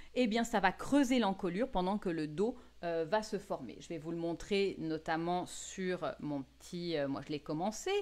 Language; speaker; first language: French; native; French